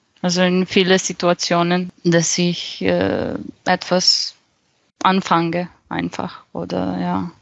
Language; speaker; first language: German; non-native, fluent; Serbian